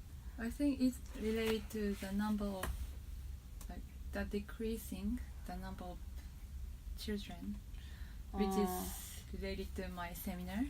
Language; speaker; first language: English; non-native, fluent; Japanese